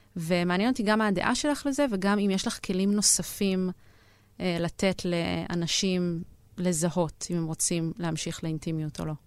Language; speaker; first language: Hebrew; native; Hebrew